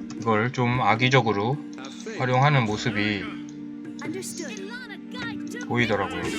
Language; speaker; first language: Korean; native; Korean